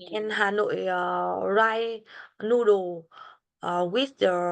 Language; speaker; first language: English; non-native, learner; Vietnamese